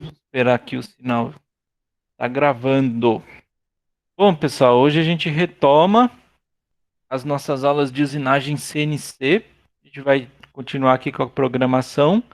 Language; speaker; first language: Portuguese; native; Portuguese